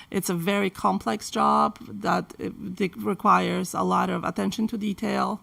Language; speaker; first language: English; non-native, fluent; Polish